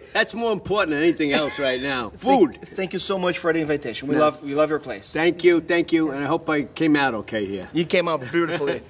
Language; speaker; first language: English; non-native, fluent; Portuguese